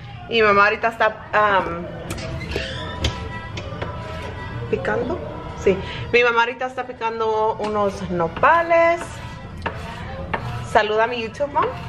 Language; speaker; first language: Spanish; early bilingual, heritage; Spanish